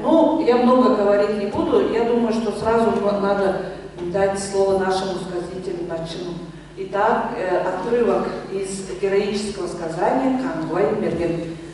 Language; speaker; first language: Russian; non-native, local second language; Tuvinian